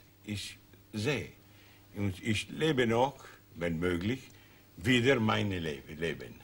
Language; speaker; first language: German; non-native, learner; Italian